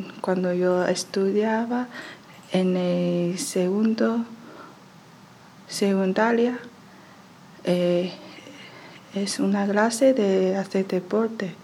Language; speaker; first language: Spanish; non-native, learner; Chinese